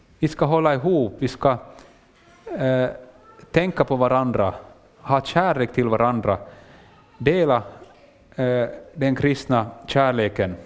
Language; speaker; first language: Swedish; native; Swedish